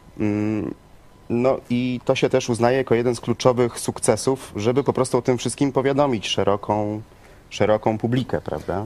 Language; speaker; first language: Polish; native; Polish